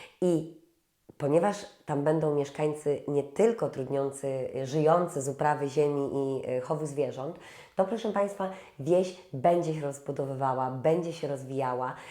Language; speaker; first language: Polish; native; Polish